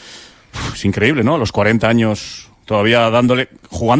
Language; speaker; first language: Spanish; native; Spanish